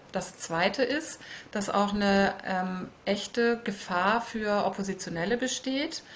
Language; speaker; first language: German; native; German